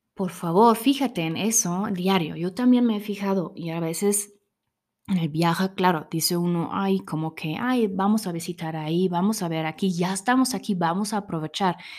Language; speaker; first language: Spanish; non-native, fluent; German